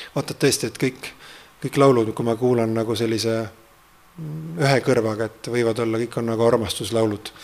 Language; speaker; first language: Estonian; native; Estonian